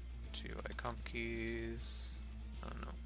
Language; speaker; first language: English; native; English